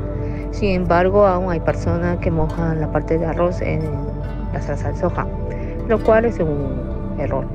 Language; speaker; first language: Spanish; non-native, fluent; Japanese